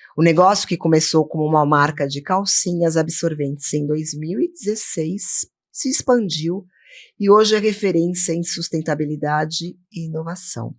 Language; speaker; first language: Portuguese; native; Portuguese